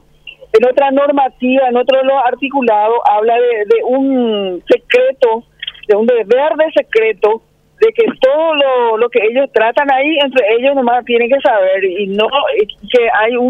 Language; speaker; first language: Spanish; native; Spanish